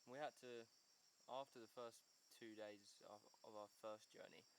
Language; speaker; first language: English; native; English